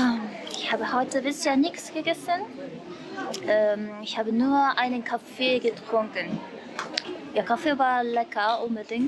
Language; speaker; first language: German; non-native, learner; Japanese